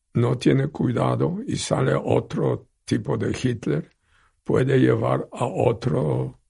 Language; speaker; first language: Spanish; non-native, fluent; Polish